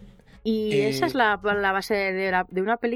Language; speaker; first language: Spanish; native; Spanish